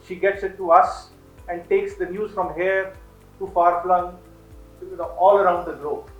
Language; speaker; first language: English; non-native, local second language; Punjabi